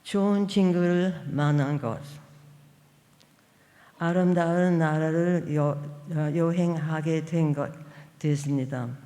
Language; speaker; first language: Korean; non-native, fluent; English